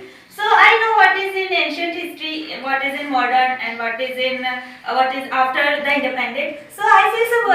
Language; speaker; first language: English; non-native, learner; Hindi